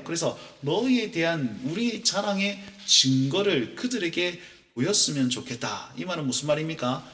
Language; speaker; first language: Korean; native; Korean